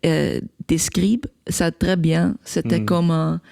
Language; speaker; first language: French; non-native, local second language; Dutch